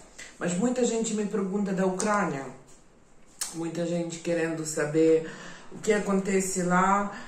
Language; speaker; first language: Portuguese; non-native, fluent; Ukrainian